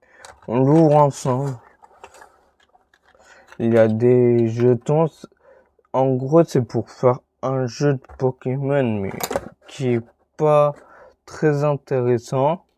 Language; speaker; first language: French; native; French